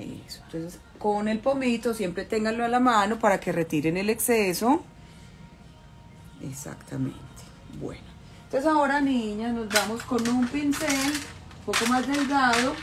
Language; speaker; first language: Spanish; native; Spanish